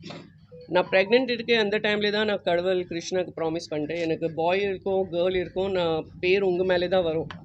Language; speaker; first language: Tamil; non-native, fluent; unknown